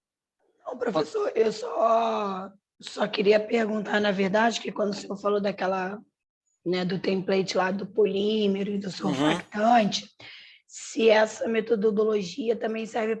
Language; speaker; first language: Portuguese; native; Portuguese